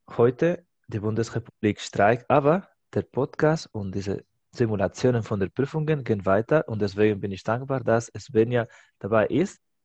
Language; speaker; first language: German; non-native, fluent; Spanish